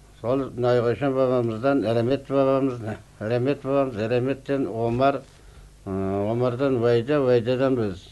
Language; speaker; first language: Kazakh; early bilingual, heritage; Kazakh